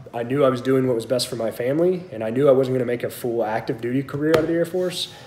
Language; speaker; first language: English; native; English